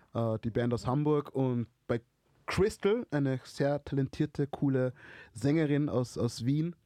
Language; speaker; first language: German; early bilingual, other home language; Swahili